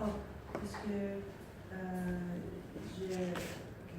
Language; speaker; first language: French; non-native, learner; Spanish